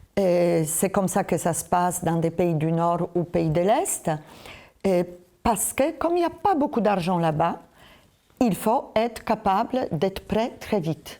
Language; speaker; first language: French; non-native, fluent; Polish